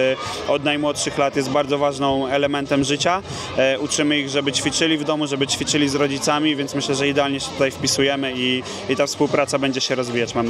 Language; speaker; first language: Polish; native; Polish